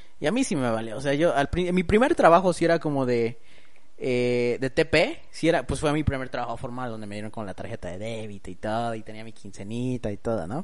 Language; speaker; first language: Spanish; early bilingual, heritage; Spanish